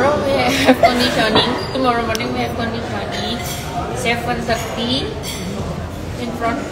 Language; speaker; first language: English; non-native, learner; Indonesian